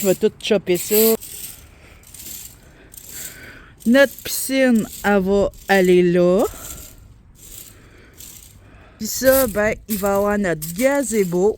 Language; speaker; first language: French; native; French